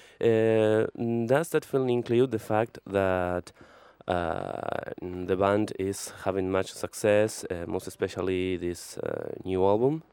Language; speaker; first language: English; non-native, fluent; Spanish